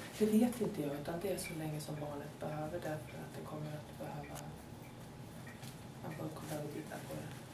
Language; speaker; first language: Swedish; native; Swedish